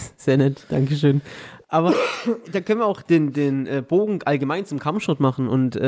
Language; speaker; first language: German; native; German